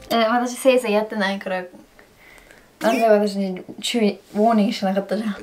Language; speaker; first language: Japanese; non-native, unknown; English